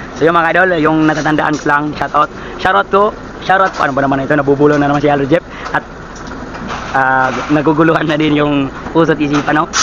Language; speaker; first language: Filipino; non-native, local second language; Cebuano